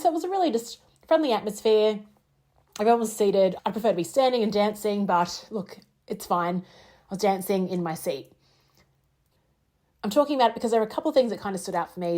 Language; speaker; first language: English; native; English